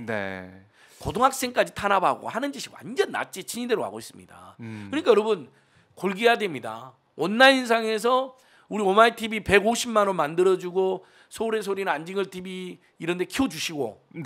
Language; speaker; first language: Korean; native; Korean